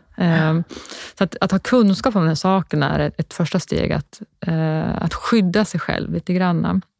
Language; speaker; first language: Swedish; native; Swedish